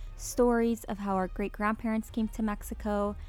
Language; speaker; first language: English; early bilingual, other home language; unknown